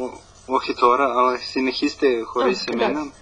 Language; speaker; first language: Greek; non-native, learner; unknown